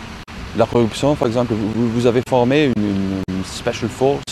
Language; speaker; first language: French; non-native, fluent; Slovenian